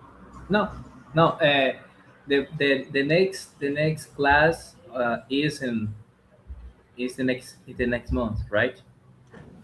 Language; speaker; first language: English; non-native, learner; Spanish